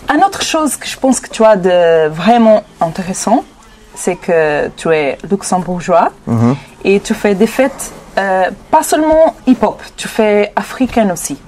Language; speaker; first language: French; non-native, learner; Portuguese